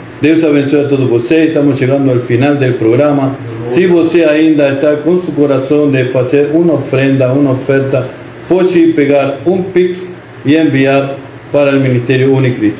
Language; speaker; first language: Portuguese; non-native, fluent; Spanish